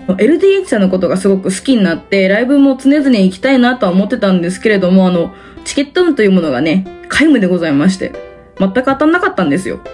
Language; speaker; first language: Japanese; native; Japanese